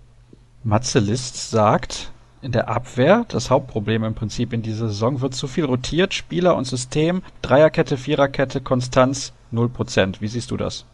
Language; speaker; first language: German; native; German